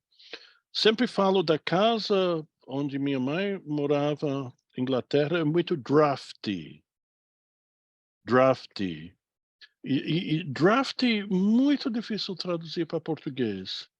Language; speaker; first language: Portuguese; non-native, fluent; English